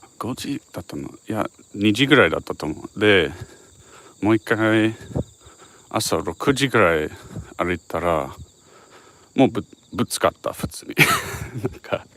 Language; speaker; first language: Japanese; non-native, fluent; English